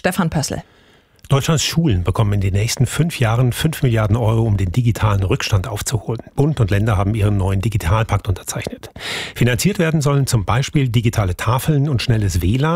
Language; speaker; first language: German; native; German